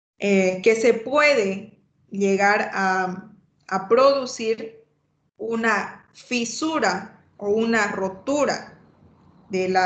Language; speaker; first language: Spanish; native; Spanish